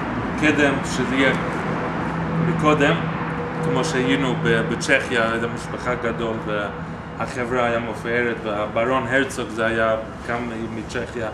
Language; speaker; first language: Hebrew; non-native, fluent; English